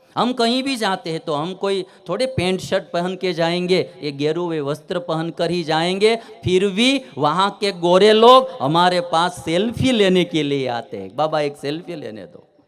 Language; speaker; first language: Hindi; non-native, local second language; Gujarati